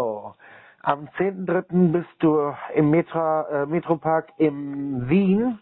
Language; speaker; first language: German; native; German